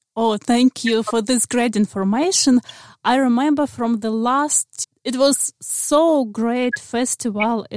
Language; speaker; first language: English; non-native, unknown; Ukrainian